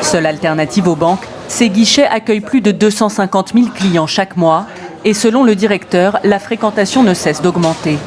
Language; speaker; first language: French; native; French